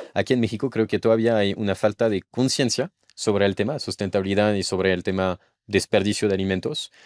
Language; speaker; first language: Spanish; non-native, fluent; French